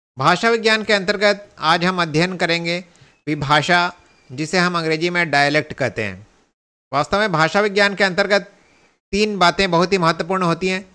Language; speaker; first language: Hindi; native; Hindi